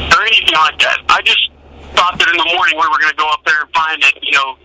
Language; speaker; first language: English; native; English